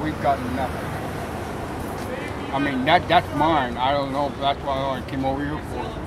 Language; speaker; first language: English; native; English